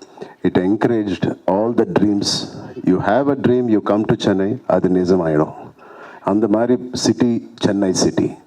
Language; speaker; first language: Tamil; non-native, local second language; Telugu